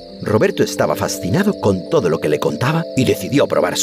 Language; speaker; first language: Spanish; native; Spanish